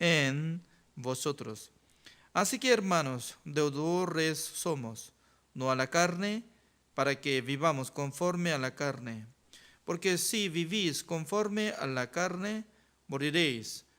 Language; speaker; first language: Spanish; non-native, fluent; Korean